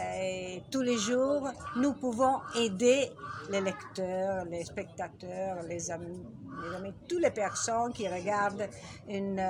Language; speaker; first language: French; non-native, learner; Italian